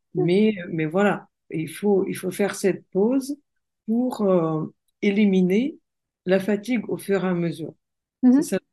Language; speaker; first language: French; non-native, fluent; Russian